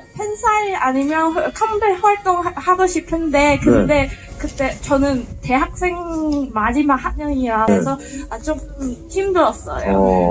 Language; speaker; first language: Korean; non-native, fluent; Cantonese